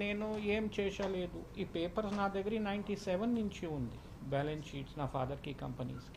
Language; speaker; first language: Telugu; early bilingual, heritage; Telugu